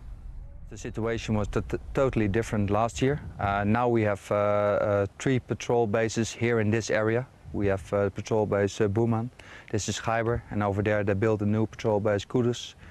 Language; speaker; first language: English; non-native, fluent; Dutch